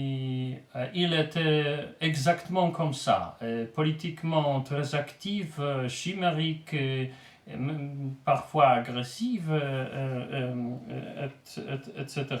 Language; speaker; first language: French; non-native, learner; Polish